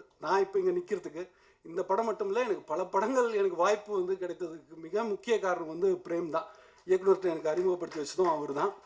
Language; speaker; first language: Tamil; native; Tamil